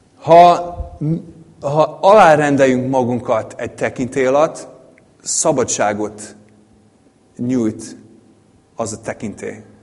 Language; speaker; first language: Hungarian; native; Hungarian